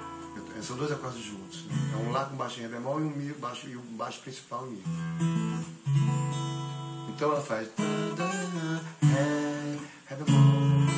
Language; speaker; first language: Portuguese; native; Portuguese